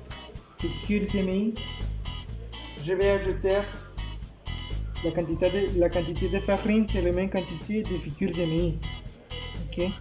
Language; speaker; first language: French; non-native, learner; Spanish